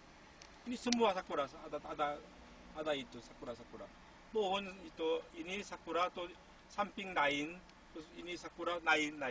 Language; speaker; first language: Indonesian; non-native, learner; Korean